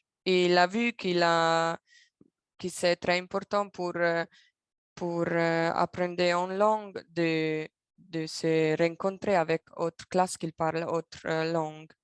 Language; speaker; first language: French; non-native, local second language; Italian